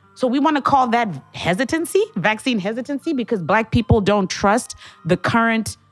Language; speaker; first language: English; non-native, local second language; Shona